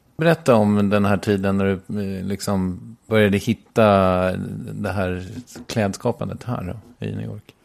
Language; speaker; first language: Swedish; native; Swedish